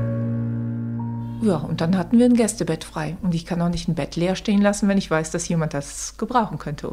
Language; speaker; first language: German; native; German